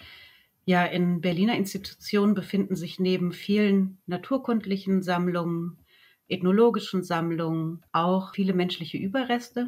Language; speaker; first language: German; native; German